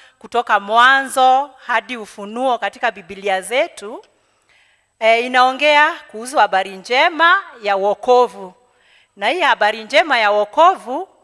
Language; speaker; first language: Swahili; non-native, local second language; Kikuyu